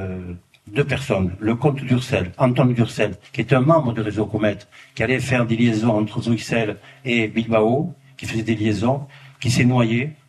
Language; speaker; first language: French; native; French